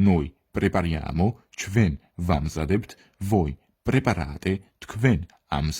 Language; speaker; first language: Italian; non-native, fluent; Georgian